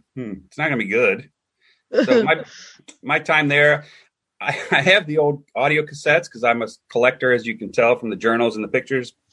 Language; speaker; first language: English; native; English